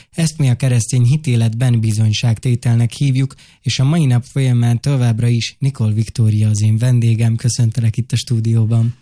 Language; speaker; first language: Hungarian; native; Hungarian